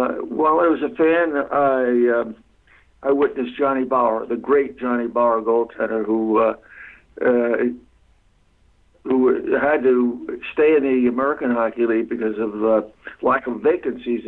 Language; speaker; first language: English; native; English